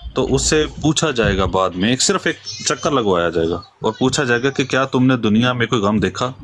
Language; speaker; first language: Hindi; non-native, local second language; Punjabi